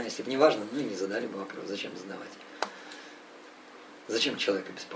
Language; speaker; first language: Russian; native; Russian